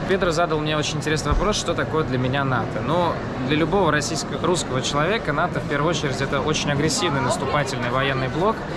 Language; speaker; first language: Russian; native; Russian